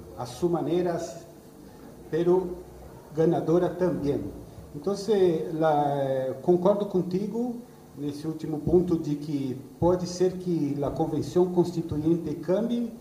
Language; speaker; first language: Spanish; non-native, fluent; Portuguese